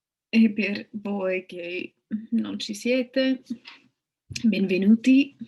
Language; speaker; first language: Italian; non-native, fluent; English